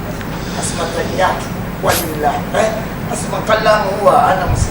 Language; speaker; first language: Arabic; non-native, learner; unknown